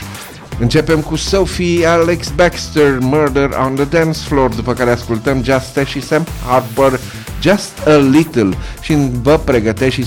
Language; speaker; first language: Romanian; native; Romanian